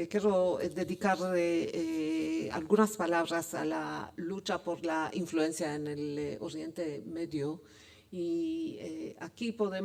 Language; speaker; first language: Spanish; non-native, fluent; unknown